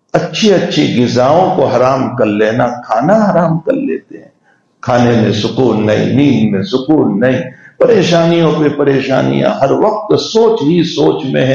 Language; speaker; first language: Urdu; non-native, local second language; Gujarati